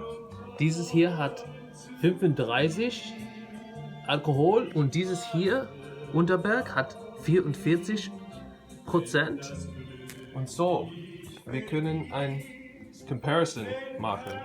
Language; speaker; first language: German; non-native, learner; English